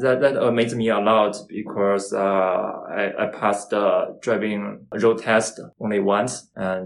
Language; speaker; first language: English; non-native, learner; Chinese